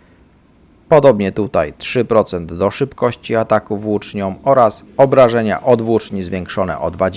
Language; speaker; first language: Polish; native; Polish